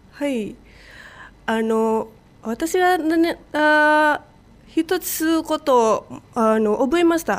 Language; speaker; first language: Japanese; non-native, fluent; Indonesian